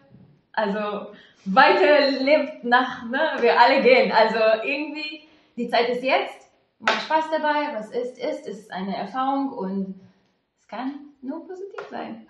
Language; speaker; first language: German; non-native, fluent; Hebrew